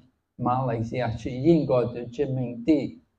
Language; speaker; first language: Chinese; non-native, fluent; English